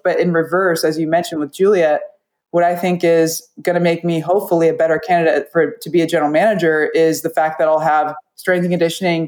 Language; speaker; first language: English; native; English